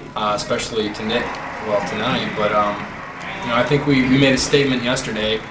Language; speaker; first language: English; native; English